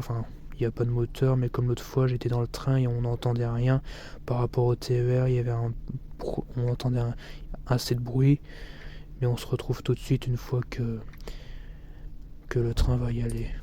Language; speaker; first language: French; native; French